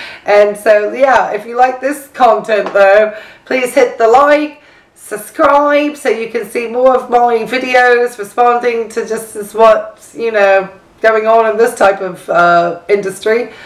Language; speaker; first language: English; native; English